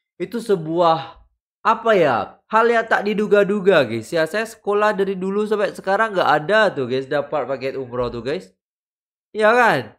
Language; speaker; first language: Indonesian; native; Indonesian